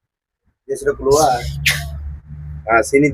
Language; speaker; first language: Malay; non-native, fluent; Bangla